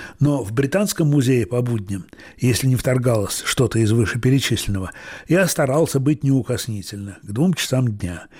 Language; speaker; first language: Russian; native; Russian